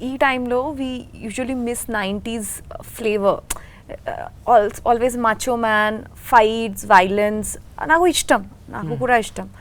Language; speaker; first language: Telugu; non-native, learner; Bangla